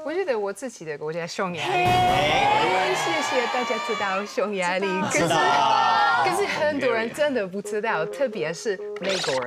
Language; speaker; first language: Chinese; non-native, fluent; Hungarian